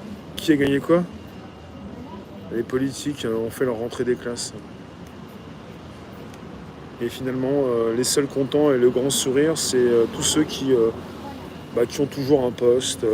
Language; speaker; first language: French; native; French